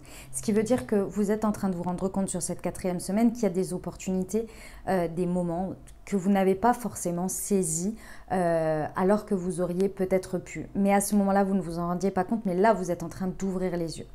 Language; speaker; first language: French; native; French